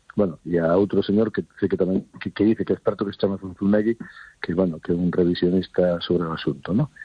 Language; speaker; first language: Galician; non-native, local second language; Spanish